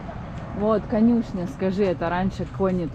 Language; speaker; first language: Russian; native; Russian